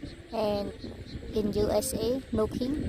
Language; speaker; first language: English; non-native, learner; Khmer